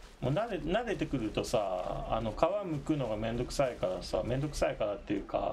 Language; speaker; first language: Japanese; native; Japanese